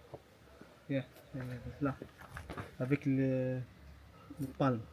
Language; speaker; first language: French; non-native, learner; Arabic